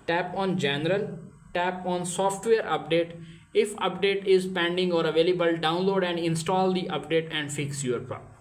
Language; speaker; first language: English; non-native, local second language; Urdu